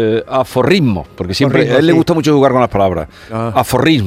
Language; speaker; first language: Spanish; native; Spanish